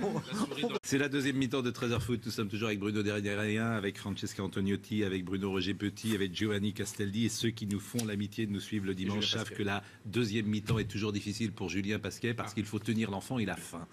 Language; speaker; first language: French; native; French